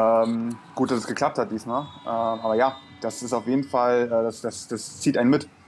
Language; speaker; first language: German; native; German